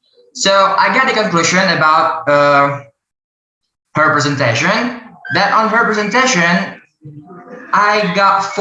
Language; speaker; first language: English; non-native, learner; Indonesian